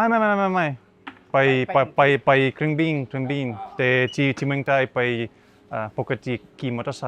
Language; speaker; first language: Thai; non-native, learner; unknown